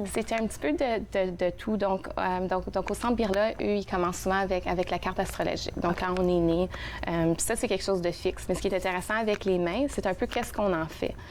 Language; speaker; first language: French; native; French